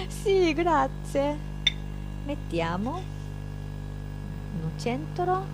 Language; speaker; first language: Italian; non-native, learner; Japanese